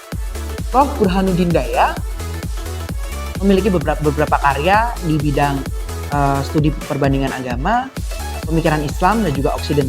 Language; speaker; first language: Indonesian; native; Indonesian